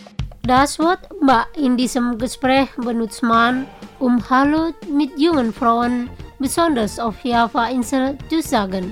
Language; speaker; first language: German; non-native, learner; Indonesian